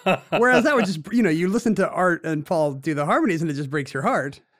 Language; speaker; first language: English; native; English